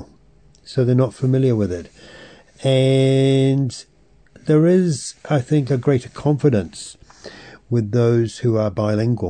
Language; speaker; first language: English; native; English